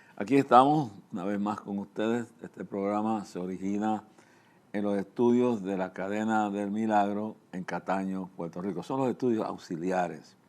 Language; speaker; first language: Spanish; non-native, fluent; English